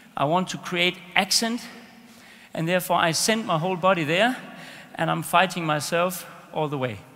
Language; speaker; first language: English; non-native, fluent; Danish